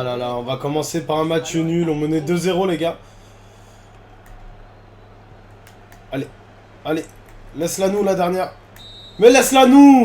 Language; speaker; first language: French; native; French